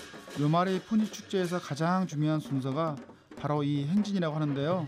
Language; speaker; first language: Korean; native; Korean